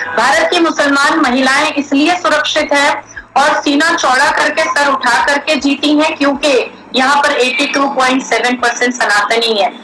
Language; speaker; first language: Hindi; native; Hindi